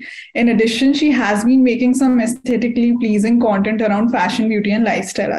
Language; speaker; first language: English; non-native, local second language; Hindi